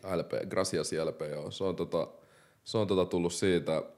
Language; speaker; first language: Finnish; native; Finnish